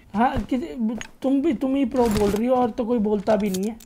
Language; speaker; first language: Hindi; native; Hindi